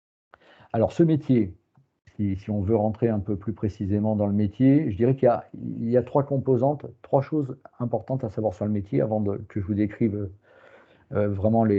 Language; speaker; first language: French; native; French